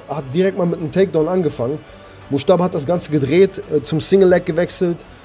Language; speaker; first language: German; early bilingual, other home language; Armenian